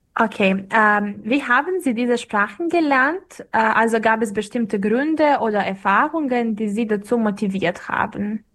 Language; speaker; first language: German; non-native, fluent; Serbian